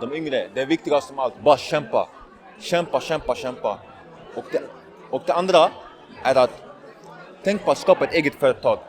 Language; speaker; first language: Swedish; early bilingual, other home language; Somali